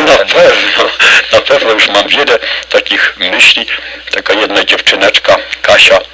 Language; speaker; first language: Polish; native; Polish